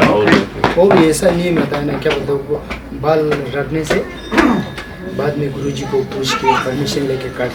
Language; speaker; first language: Hindi; non-native, local second language; Ladakhi